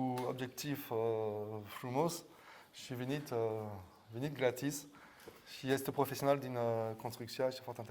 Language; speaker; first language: Romanian; non-native, learner; French